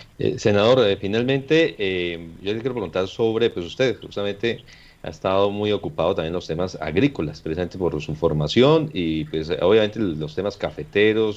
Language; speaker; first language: Spanish; native; Spanish